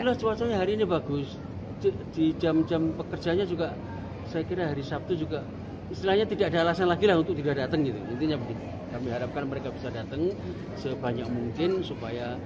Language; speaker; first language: Indonesian; native; Indonesian